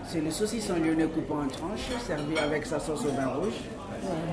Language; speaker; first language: French; native; French